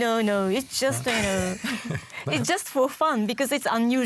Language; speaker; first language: English; non-native, learner; Japanese